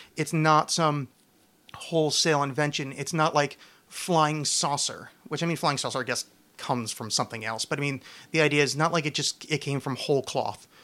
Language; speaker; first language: English; native; English